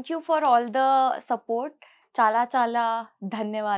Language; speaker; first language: Telugu; non-native, learner; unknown